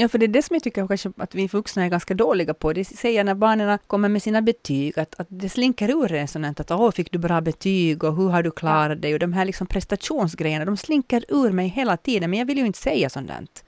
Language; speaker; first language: Swedish; native; Swedish